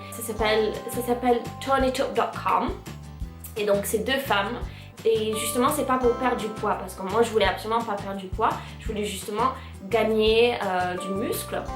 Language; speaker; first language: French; non-native, fluent; English